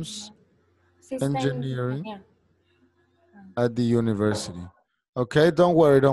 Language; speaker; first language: English; non-native, fluent; Spanish